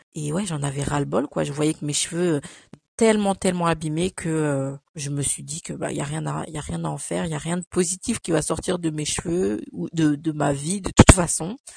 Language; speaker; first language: French; early bilingual, other home language; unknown